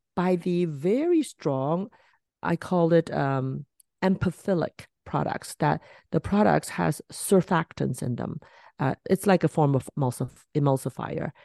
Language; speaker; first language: English; non-native, local second language; Cantonese